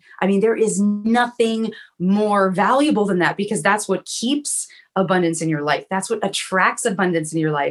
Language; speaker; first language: English; native; English